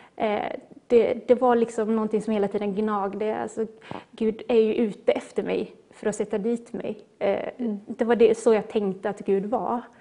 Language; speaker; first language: Swedish; native; Swedish